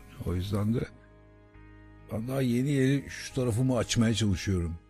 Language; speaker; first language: Turkish; native; Turkish